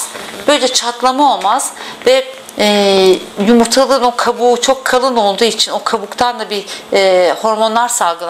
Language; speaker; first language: Turkish; native; Turkish